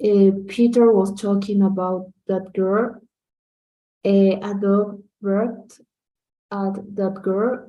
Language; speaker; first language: English; non-native, learner; Spanish